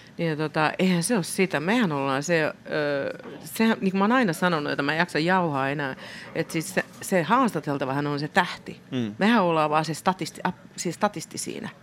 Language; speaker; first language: Finnish; native; Finnish